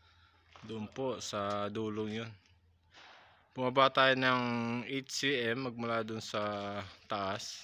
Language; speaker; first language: Filipino; native; Filipino